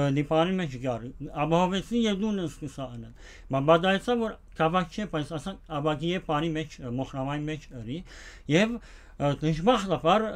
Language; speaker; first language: Armenian; early bilingual, heritage; Armenian